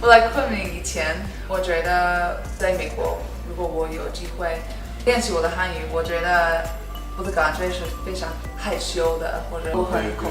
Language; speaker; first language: Chinese; non-native, learner; English